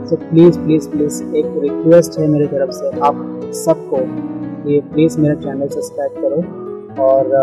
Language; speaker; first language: Hindi; non-native, local second language; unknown